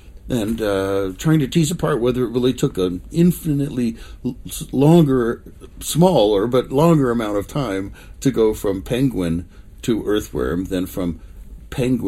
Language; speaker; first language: English; native; English